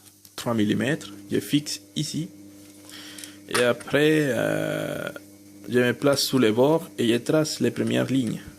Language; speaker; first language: French; non-native, fluent; Spanish